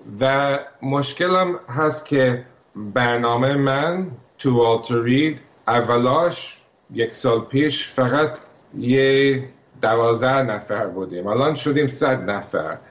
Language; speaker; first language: Persian; early bilingual, heritage; Persian